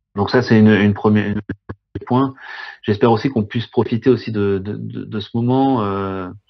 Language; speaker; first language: French; native; French